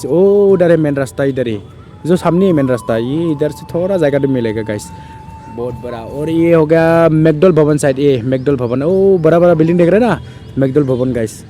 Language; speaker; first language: Hindi; non-native, local second language; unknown